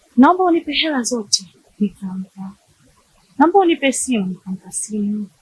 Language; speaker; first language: Swahili; native; Swahili